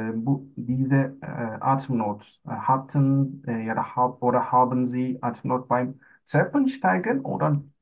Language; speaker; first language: German; non-native, learner; Turkish